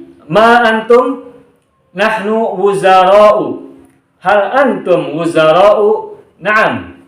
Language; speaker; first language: Arabic; non-native, fluent; Indonesian